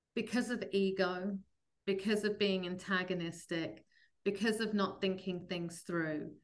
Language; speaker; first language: English; native; English